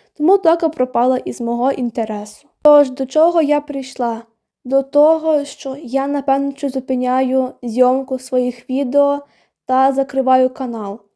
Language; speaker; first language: Ukrainian; non-native, local second language; Russian